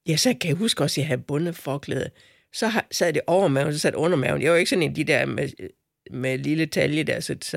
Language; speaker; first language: Danish; native; Danish